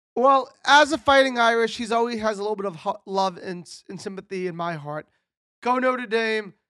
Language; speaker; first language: English; native; English